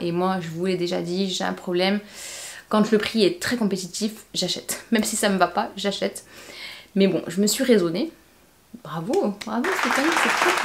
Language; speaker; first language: French; native; French